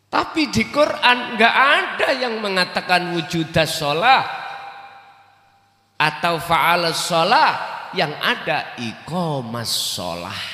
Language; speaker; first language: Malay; non-native, local second language; Javanese